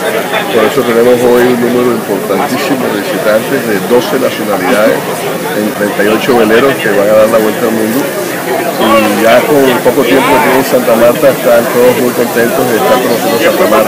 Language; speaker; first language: Spanish; native; Spanish